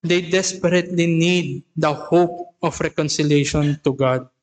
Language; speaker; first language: English; non-native, local second language; Filipino